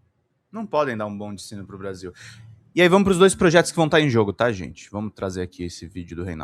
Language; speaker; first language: Portuguese; native; Portuguese